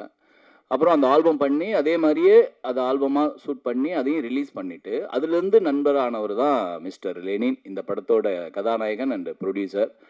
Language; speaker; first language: Tamil; native; Tamil